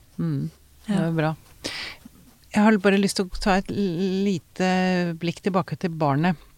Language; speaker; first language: Norwegian; native; Norwegian